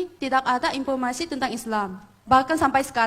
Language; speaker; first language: Indonesian; non-native, fluent; Korean